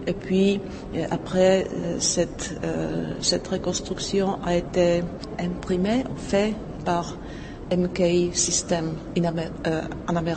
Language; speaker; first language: French; non-native, fluent; Czech